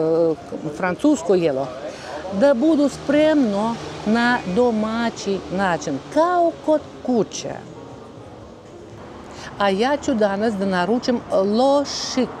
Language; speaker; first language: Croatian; non-native, fluent; Russian